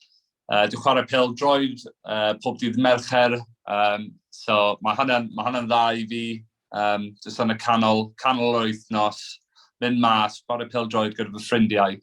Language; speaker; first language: Welsh; non-native, local second language; English